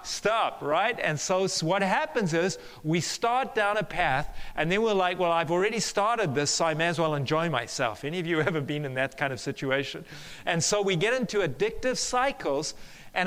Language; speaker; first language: English; native; English